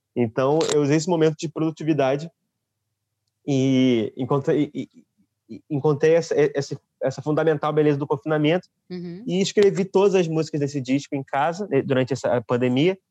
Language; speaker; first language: Portuguese; native; Portuguese